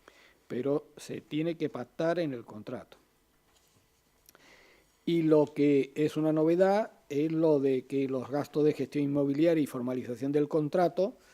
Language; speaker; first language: Spanish; native; Spanish